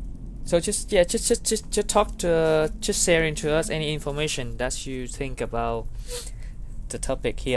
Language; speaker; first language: English; non-native, learner; Vietnamese